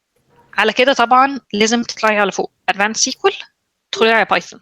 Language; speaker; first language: Arabic; native; Arabic